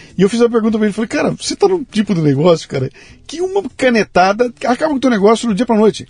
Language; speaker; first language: Portuguese; native; Portuguese